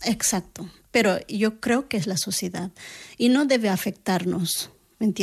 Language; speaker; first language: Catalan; non-native, learner; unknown